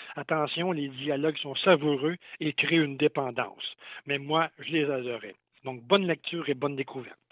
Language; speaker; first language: French; native; French